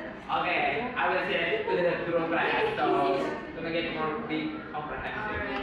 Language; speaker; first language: English; non-native, learner; Indonesian